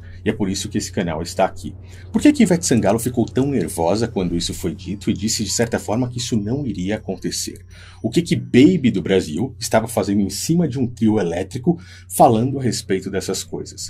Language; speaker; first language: Portuguese; native; Portuguese